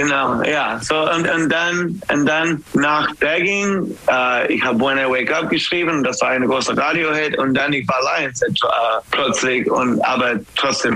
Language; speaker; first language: German; non-native, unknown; English